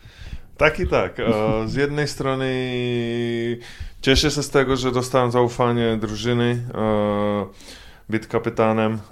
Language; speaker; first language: Polish; non-native, fluent; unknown